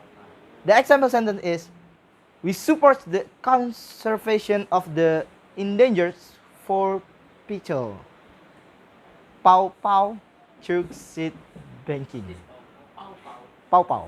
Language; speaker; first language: English; non-native, learner; Indonesian